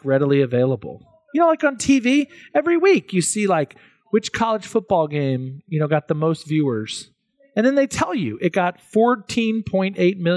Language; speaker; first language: English; native; English